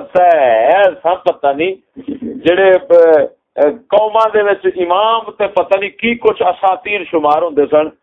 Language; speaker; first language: Urdu; non-native, local second language; Punjabi